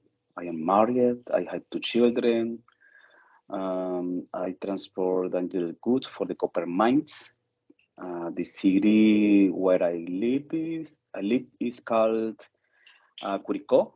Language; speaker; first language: English; non-native, learner; Spanish